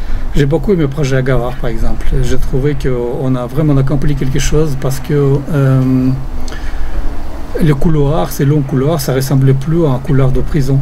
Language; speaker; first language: French; non-native, fluent; Russian